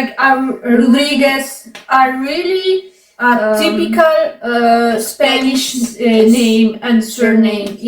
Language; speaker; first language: English; non-native, fluent; Arabic